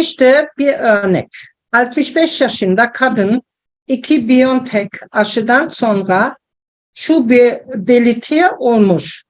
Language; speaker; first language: Turkish; non-native, learner; German